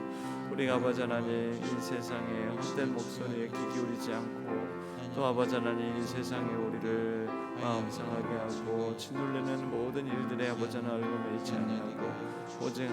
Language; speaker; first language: Korean; native; Korean